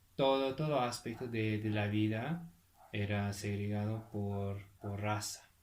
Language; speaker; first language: Spanish; non-native, fluent; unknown